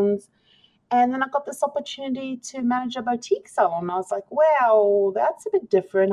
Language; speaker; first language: English; native; English